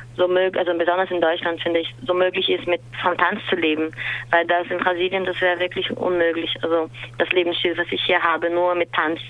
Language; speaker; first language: German; non-native, fluent; Portuguese